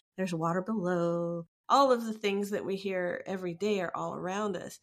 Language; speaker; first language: English; native; English